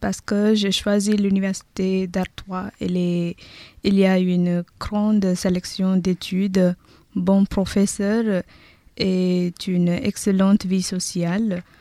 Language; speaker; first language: French; non-native, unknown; Tamil